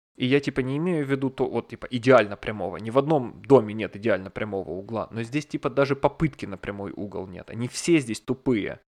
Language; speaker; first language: Russian; native; Russian